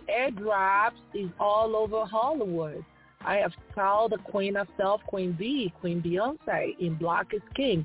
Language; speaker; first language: English; non-native, local second language; Yoruba